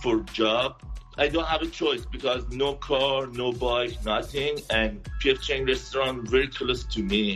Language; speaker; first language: English; non-native, fluent; Persian